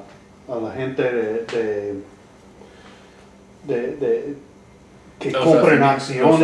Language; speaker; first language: Spanish; non-native, learner; English